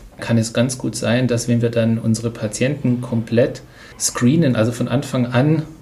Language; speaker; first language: German; native; German